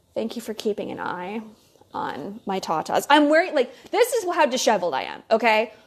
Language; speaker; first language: English; native; English